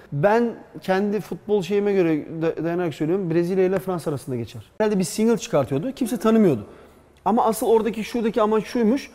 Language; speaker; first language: Turkish; early bilingual, heritage; Turkish